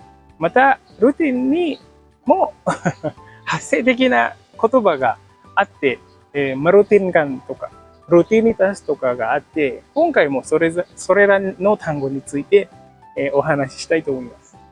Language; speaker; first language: Japanese; non-native, fluent; Indonesian